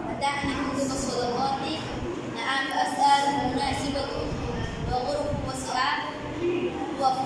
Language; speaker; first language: Arabic; non-native, learner; Bangla